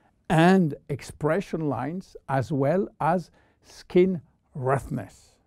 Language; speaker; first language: English; non-native, fluent; French